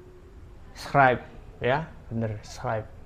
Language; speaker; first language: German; non-native, fluent; Indonesian